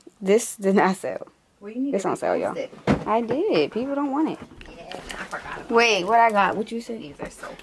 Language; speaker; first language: English; native; English